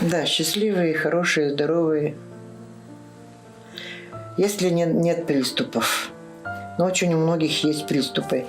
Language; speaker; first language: Russian; native; Russian